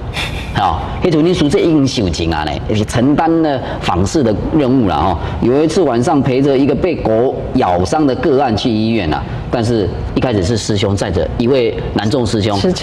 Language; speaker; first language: Chinese; native; Chinese